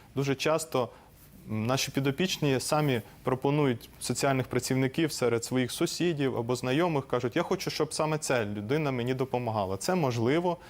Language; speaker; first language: Ukrainian; native; Ukrainian